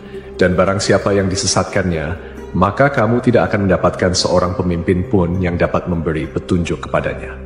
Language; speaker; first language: Indonesian; native; Indonesian